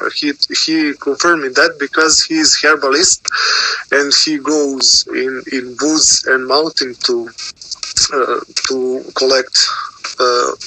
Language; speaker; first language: English; non-native, learner; Serbian